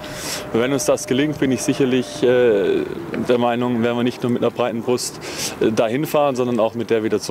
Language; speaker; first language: German; native; German